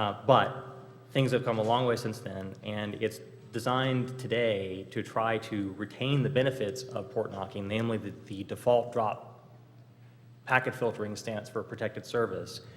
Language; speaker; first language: English; native; English